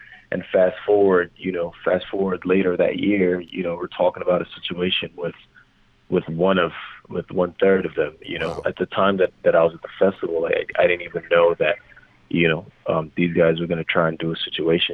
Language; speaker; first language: English; non-native, local second language; Yoruba